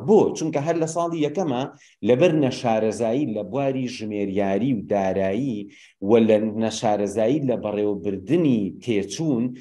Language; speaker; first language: Central Kurdish; native; Central Kurdish